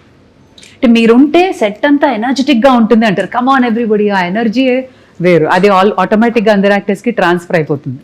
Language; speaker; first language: Telugu; native; Telugu